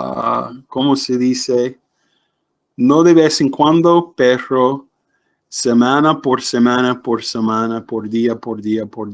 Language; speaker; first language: Spanish; non-native, learner; English